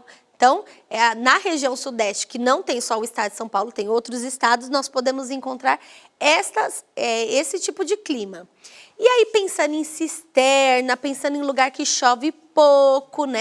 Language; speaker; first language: Portuguese; native; Portuguese